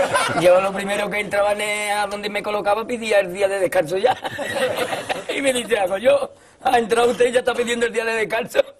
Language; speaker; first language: Spanish; native; Spanish